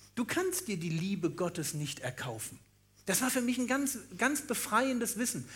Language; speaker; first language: German; native; German